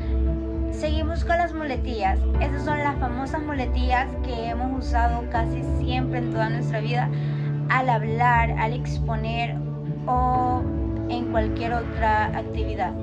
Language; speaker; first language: Spanish; native; Spanish